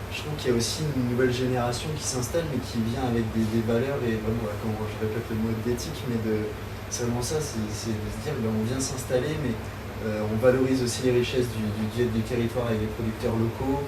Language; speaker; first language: French; native; French